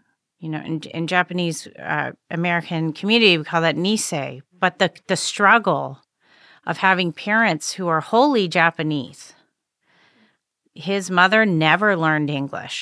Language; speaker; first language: English; native; English